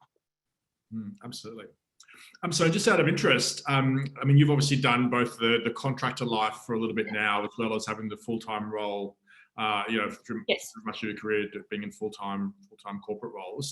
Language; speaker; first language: English; native; English